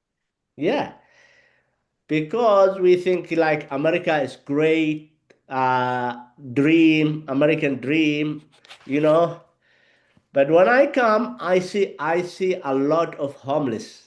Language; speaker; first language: English; non-native, learner; Arabic